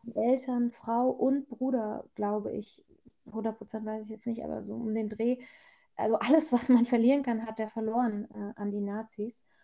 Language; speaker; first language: German; early bilingual, other home language; Persian